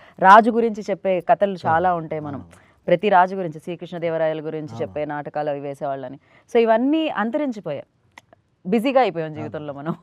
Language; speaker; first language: Telugu; native; Telugu